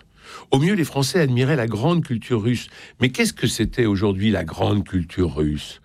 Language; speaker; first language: French; native; French